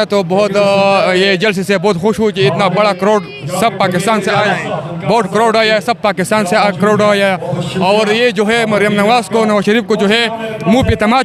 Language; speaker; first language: Hindi; non-native, local second language; Pashto